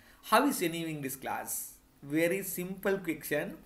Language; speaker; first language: English; non-native, local second language; Sinhala